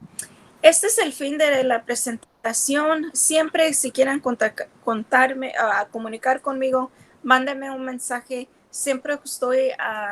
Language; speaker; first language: Spanish; early bilingual, heritage; Spanish